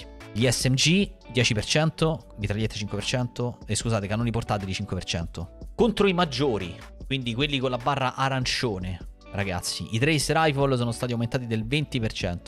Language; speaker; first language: Italian; native; Italian